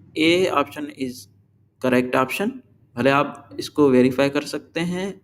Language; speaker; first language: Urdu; non-native, local second language; Sindhi